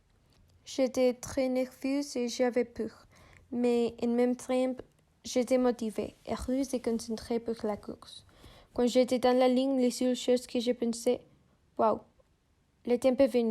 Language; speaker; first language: French; non-native, learner; Spanish